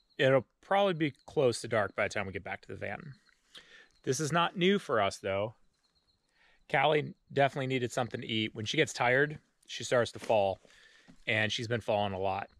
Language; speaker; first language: English; native; English